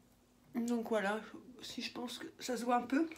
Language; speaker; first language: French; native; French